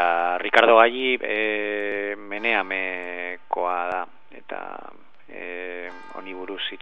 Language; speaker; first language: Basque; non-native, learner; Spanish